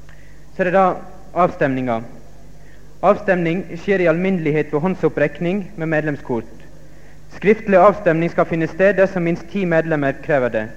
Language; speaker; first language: Norwegian; native; Norwegian